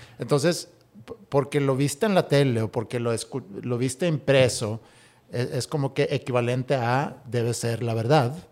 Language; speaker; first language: Spanish; non-native, fluent; Swedish